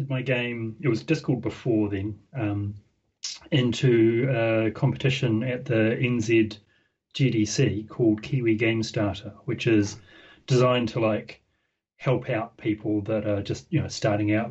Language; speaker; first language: English; native; English